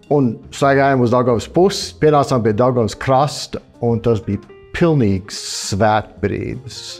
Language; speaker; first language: Latvian; early bilingual, heritage; Latvian